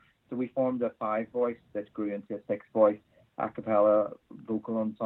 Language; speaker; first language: English; native; English